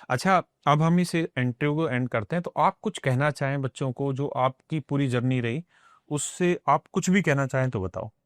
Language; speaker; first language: Hindi; non-native, local second language; Punjabi